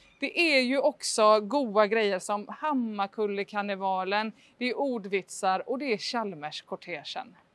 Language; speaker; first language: Swedish; native; Swedish